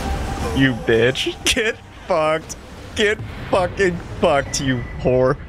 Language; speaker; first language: English; native; English